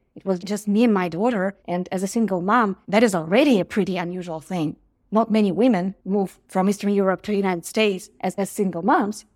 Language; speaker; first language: English; non-native, fluent; Ukrainian